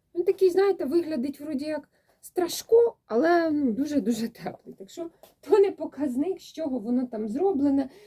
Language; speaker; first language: Ukrainian; native; Ukrainian